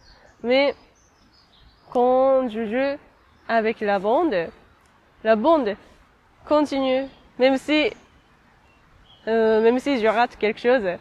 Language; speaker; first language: French; non-native, fluent; Japanese